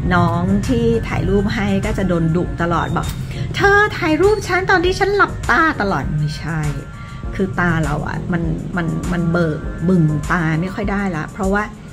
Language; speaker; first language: Thai; early bilingual, other home language; English